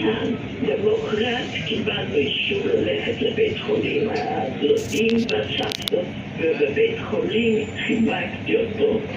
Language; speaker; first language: Hebrew; non-native, fluent; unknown